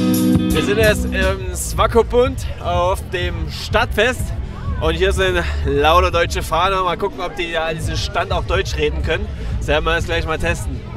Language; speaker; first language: German; native; German